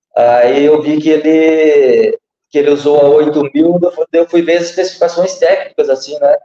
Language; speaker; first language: Portuguese; native; Portuguese